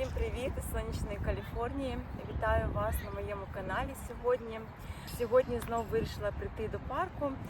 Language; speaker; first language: Ukrainian; non-native, local second language; Russian